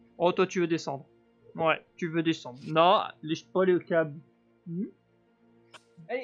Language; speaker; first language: French; native; French